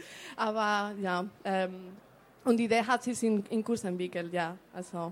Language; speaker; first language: German; non-native, learner; Spanish